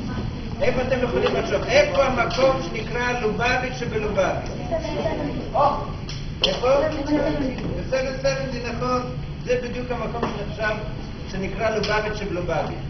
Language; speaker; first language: Hebrew; non-native, fluent; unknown